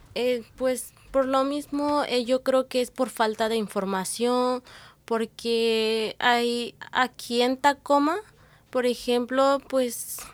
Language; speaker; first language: Spanish; non-native, local second language; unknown